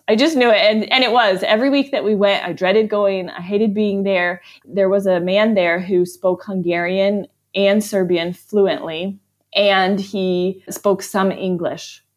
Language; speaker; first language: English; native; English